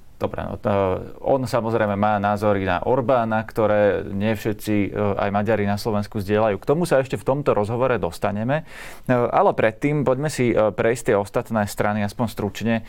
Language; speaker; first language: Slovak; native; Slovak